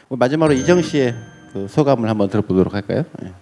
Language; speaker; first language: Korean; native; Korean